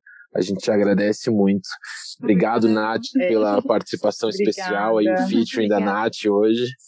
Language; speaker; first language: Portuguese; native; Portuguese